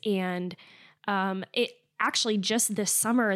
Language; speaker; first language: English; native; English